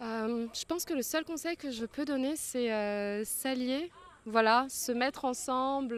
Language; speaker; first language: French; native; French